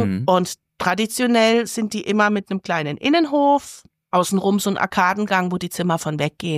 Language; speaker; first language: German; native; German